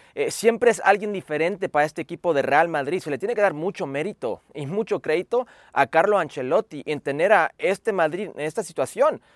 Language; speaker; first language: Spanish; early bilingual, heritage; Spanish